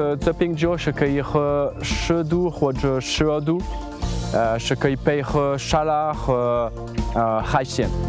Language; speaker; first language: Chinese; non-native, learner; French